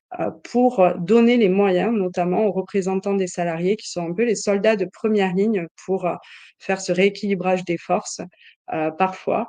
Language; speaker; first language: French; native; French